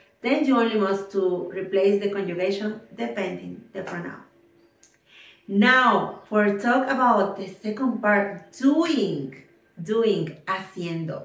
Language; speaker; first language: English; non-native, fluent; Spanish